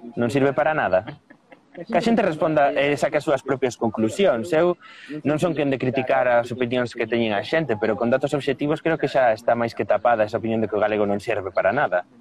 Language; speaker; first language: Galician; non-native, local second language; Spanish